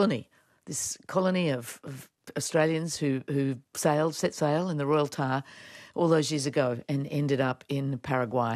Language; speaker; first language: English; native; English